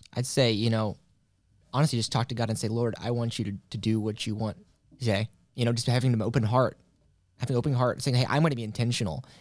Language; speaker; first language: English; native; English